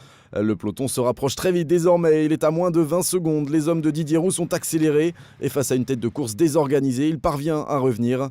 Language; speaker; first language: French; native; French